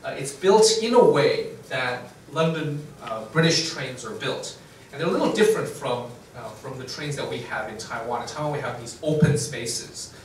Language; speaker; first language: English; non-native, fluent; Chinese